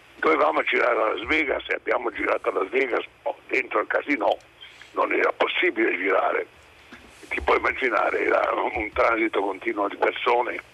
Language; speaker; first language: Italian; native; Italian